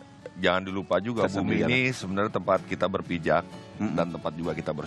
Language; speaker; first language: Malay; native; Malay